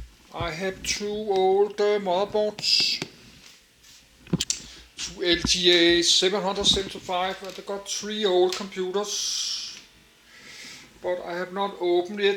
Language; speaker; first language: English; non-native, learner; Danish